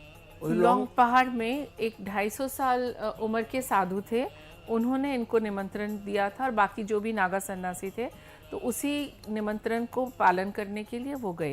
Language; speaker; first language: Hindi; native; Hindi